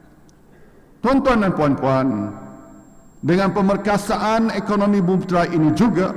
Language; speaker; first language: Malay; native; Malay